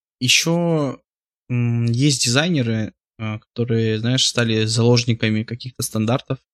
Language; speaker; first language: Russian; native; Russian